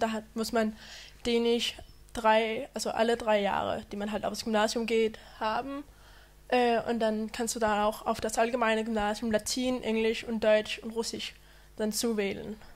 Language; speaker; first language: German; non-native, fluent; Danish